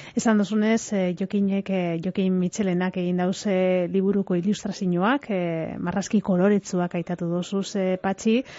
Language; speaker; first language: Basque; native; Basque